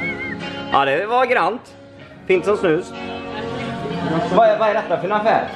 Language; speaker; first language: Swedish; native; Swedish